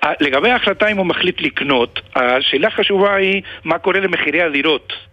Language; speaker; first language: Hebrew; non-native, fluent; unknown